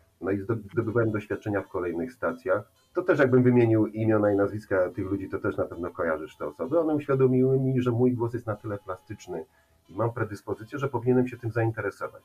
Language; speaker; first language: Polish; native; Polish